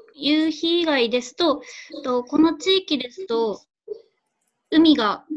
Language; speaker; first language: Japanese; native; Japanese